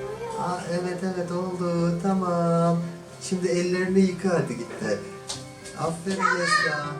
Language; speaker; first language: Turkish; native; Turkish